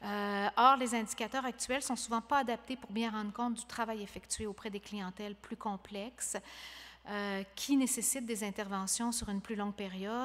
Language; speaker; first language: French; native; French